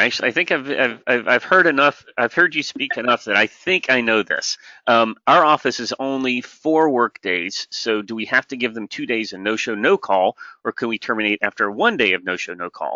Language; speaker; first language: English; native; English